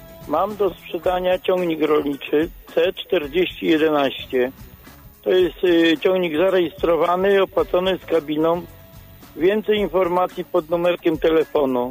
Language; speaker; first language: Polish; native; Polish